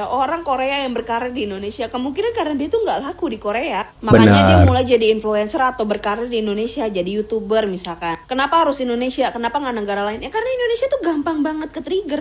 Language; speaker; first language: Indonesian; native; Indonesian